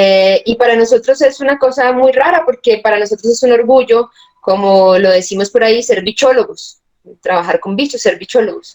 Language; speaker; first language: Spanish; native; Spanish